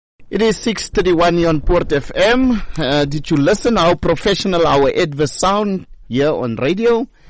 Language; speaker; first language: English; non-native, local second language; Afrikaans